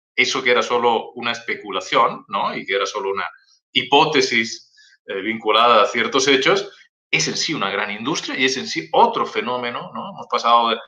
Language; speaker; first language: Spanish; native; Spanish